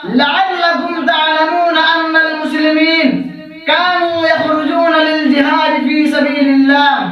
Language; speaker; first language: Arabic; non-native, learner; Urdu